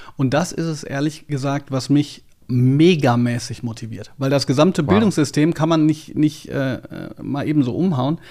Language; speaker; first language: German; native; German